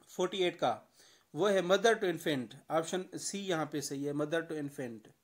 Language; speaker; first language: Urdu; non-native, local second language; Sindhi